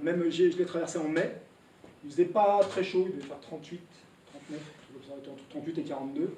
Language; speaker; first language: French; native; French